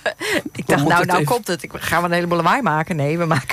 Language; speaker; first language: Dutch; native; Dutch